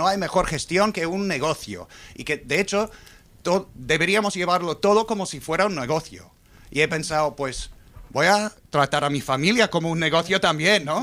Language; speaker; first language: Spanish; non-native, fluent; English